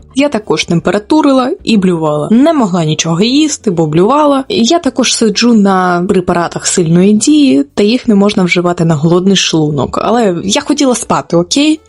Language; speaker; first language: Ukrainian; non-native, local second language; Russian